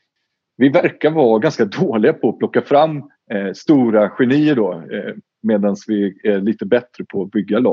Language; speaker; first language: Swedish; native; Swedish